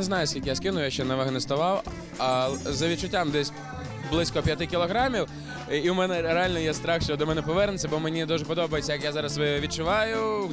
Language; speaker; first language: Ukrainian; native; Ukrainian